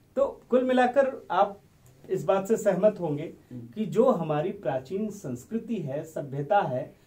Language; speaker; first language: Hindi; native; Hindi